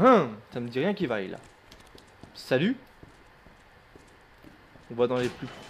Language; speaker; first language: French; native; French